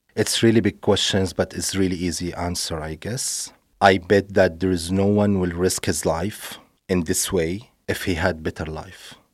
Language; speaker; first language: English; non-native, fluent; Arabic